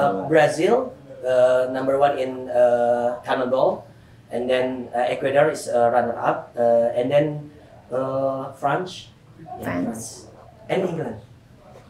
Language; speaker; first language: English; non-native, learner; Indonesian